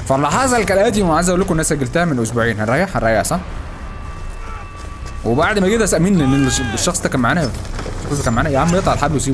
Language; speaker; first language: Arabic; native; Arabic